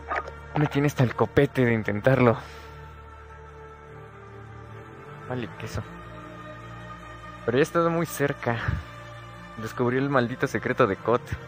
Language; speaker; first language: Spanish; native; Spanish